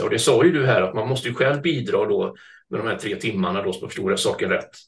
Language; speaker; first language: Swedish; native; Swedish